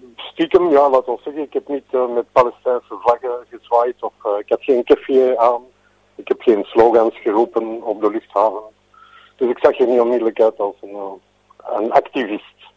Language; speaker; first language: Dutch; native; Dutch